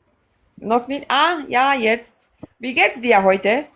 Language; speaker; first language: German; non-native, learner; Serbian